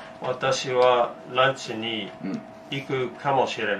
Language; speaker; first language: Japanese; non-native, learner; English